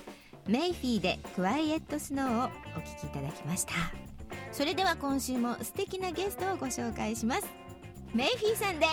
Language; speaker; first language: Japanese; native; Japanese